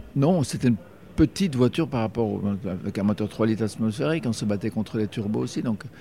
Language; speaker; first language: French; native; French